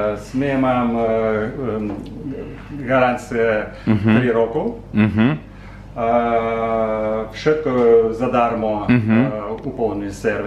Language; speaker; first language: Polish; non-native, learner; Russian